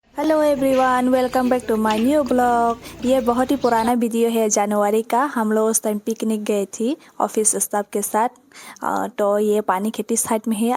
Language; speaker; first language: Hindi; non-native, local second language; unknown